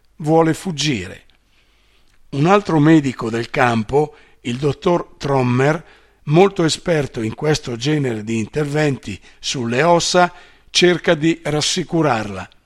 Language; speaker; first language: Italian; native; Italian